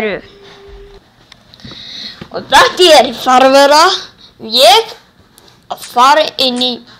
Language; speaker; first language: Icelandic; early bilingual, heritage; Icelandic